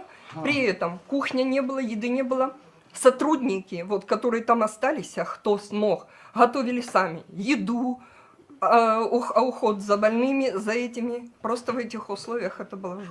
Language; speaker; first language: Russian; native; Russian